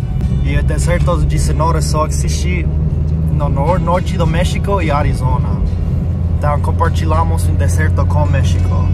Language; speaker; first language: Portuguese; non-native, fluent; English